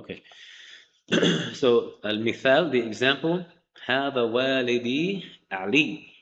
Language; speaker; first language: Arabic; non-native, learner; English